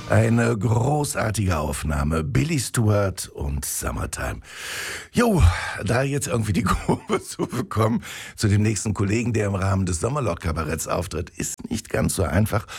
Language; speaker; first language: German; native; German